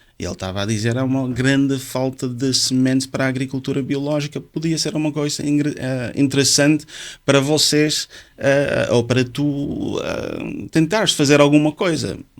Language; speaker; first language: Portuguese; non-native, fluent; Dutch